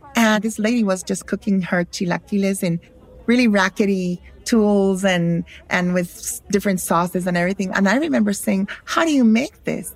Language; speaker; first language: English; early bilingual, other home language; Spanish